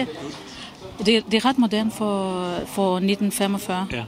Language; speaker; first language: Danish; non-native, fluent; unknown